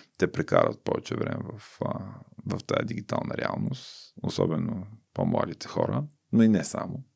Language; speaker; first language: Bulgarian; native; Bulgarian